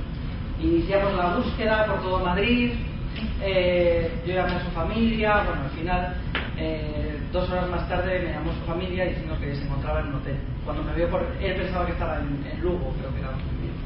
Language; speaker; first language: Spanish; native; Spanish